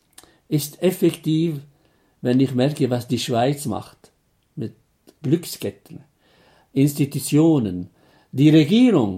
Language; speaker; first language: German; non-native, fluent; Arabic